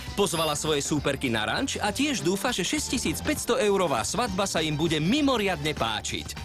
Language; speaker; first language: Slovak; native; Slovak